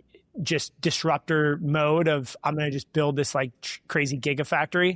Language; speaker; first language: English; native; English